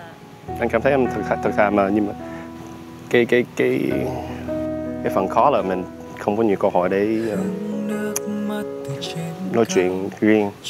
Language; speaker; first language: Vietnamese; early bilingual, heritage; Vietnamese